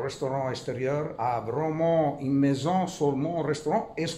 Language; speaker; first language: French; non-native, learner; Italian